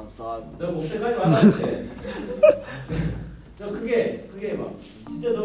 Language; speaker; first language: Korean; native; Korean